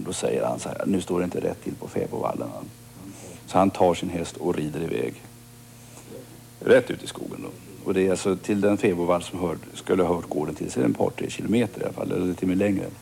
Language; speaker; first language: Swedish; native; Swedish